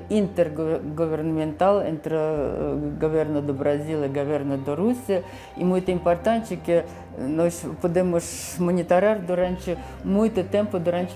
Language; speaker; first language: Portuguese; non-native, fluent; Russian